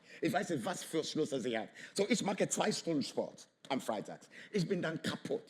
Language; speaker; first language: German; non-native, fluent; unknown